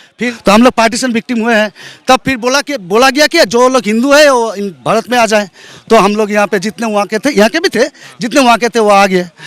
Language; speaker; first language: Hindi; non-native, local second language; Bangla